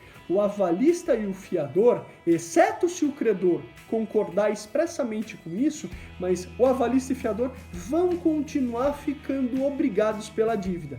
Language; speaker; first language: Portuguese; native; Portuguese